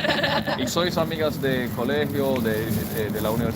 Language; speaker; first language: Spanish; non-native, fluent; English